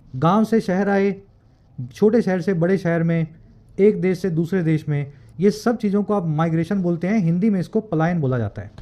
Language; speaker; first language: Hindi; native; Hindi